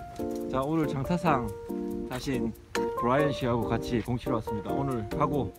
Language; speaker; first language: Korean; native; Korean